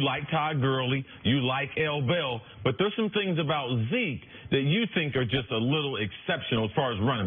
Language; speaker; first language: English; native; English